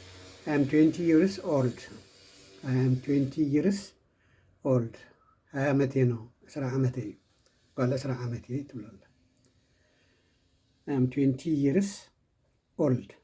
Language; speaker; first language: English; non-native, fluent; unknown